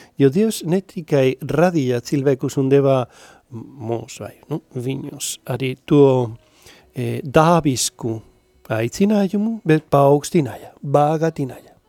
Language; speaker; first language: Latvian; non-native, learner; Spanish